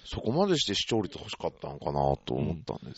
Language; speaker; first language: Japanese; native; Japanese